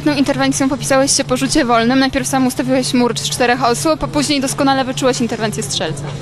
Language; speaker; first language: Polish; native; Polish